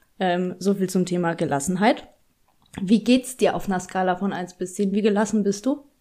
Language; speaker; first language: German; early bilingual, other home language; Polish